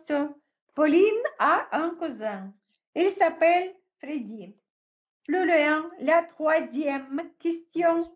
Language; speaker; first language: French; non-native, fluent; Russian